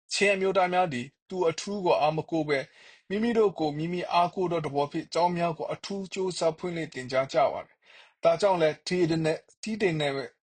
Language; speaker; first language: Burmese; non-native, local second language; Kachin